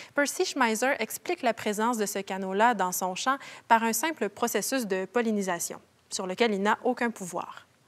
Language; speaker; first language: French; native; French